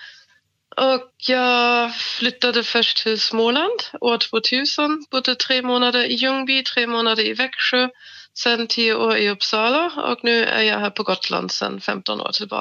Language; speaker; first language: Swedish; non-native, fluent; German